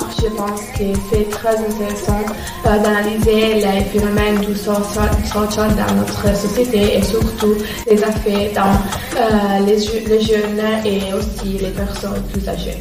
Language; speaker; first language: French; non-native, learner; Italian